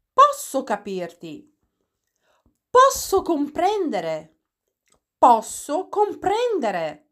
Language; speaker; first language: Italian; non-native, fluent; Arabic